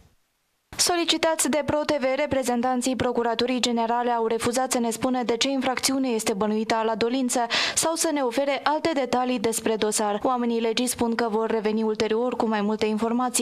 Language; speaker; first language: Romanian; native; Romanian